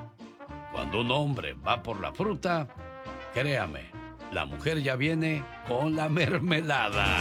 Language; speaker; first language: Spanish; native; Spanish